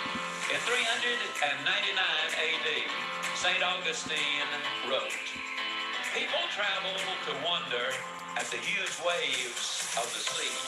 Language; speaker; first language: English; native; English